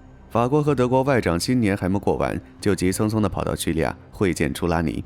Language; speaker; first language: Chinese; native; Chinese